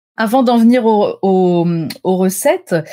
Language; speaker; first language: French; native; French